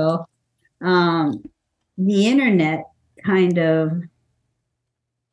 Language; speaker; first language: English; native; English